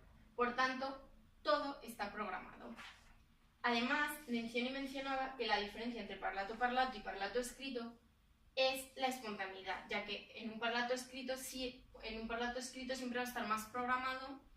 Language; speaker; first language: Spanish; native; Spanish